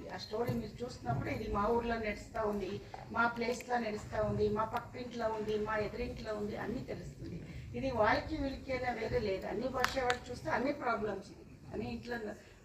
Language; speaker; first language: Telugu; non-native, learner; Kannada